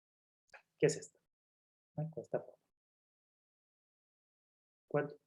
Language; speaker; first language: Spanish; native; Spanish